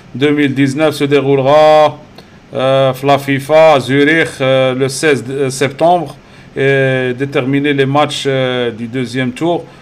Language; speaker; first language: French; non-native, local second language; Arabic